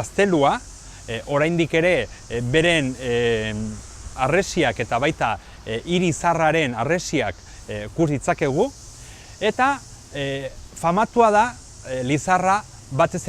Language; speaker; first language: Basque; native; Basque